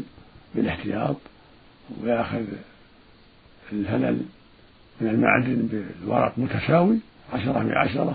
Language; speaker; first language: Arabic; native; Arabic